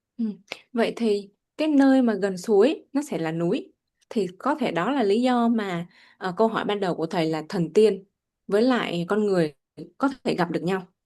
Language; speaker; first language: Vietnamese; native; Vietnamese